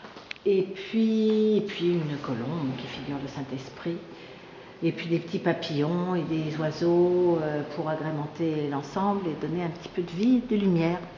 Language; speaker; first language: French; native; French